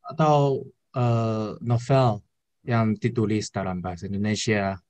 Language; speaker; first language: Indonesian; non-native, learner; Chinese